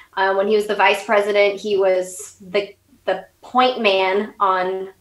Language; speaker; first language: English; native; English